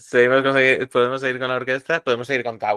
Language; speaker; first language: Spanish; native; Spanish